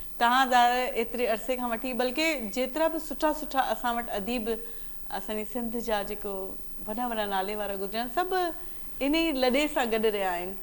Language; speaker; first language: Sindhi; native; Sindhi